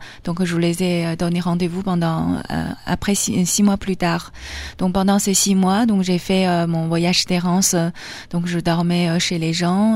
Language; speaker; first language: French; non-native, fluent; Chinese